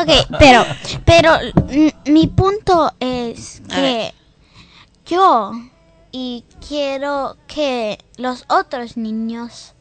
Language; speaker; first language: Spanish; early bilingual, heritage; Spanish